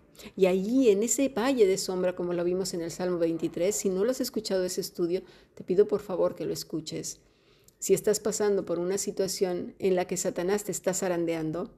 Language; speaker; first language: Spanish; native; Spanish